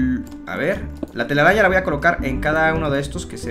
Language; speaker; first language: Spanish; native; Spanish